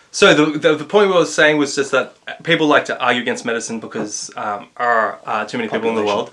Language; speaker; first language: English; native; English